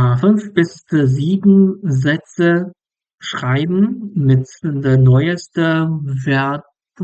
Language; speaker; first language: German; non-native, learner; English